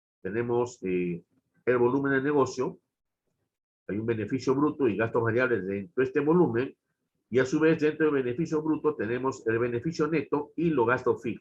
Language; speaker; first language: Spanish; native; Spanish